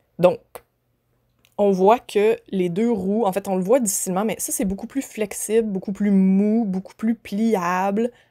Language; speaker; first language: French; native; French